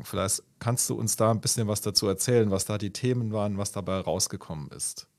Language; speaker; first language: German; native; German